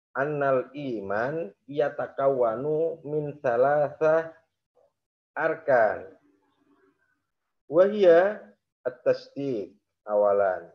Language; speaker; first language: Arabic; non-native, fluent; Indonesian